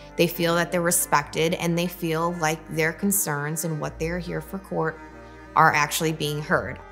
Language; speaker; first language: English; native; English